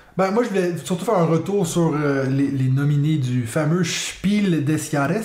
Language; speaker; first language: French; native; French